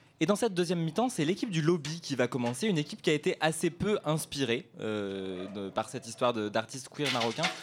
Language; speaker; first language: French; native; French